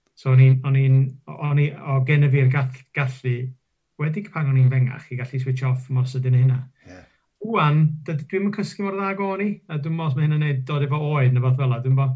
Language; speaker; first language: Welsh; non-native, local second language; English